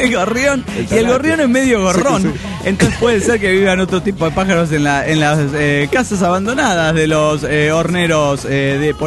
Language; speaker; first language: Spanish; native; Spanish